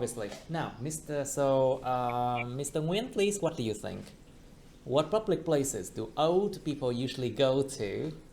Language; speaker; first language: English; non-native, fluent; Vietnamese